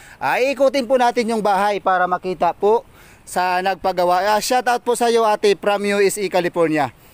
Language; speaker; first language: Filipino; non-native, local second language; Waray